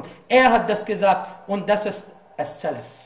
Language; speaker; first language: German; non-native, fluent; Arabic